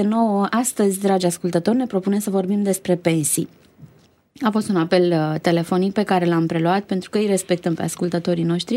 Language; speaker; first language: Romanian; native; Romanian